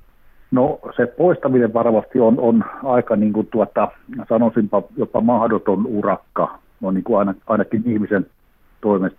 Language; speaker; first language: Finnish; native; Finnish